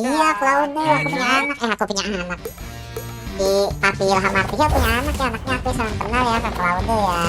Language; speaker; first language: Indonesian; native; Indonesian